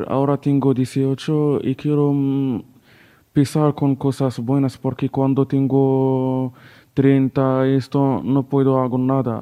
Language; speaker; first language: Spanish; non-native, learner; Arabic